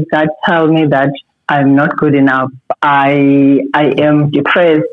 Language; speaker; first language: English; non-native, local second language; Xhosa